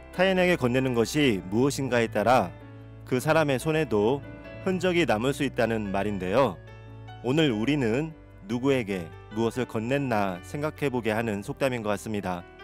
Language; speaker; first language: Korean; native; Korean